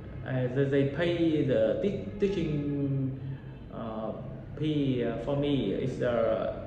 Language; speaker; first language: English; non-native, learner; Vietnamese